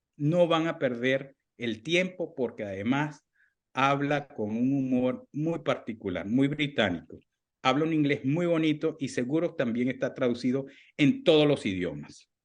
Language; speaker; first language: Spanish; native; Spanish